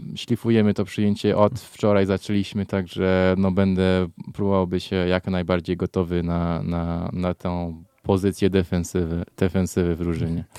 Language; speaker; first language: Polish; early bilingual, heritage; Polish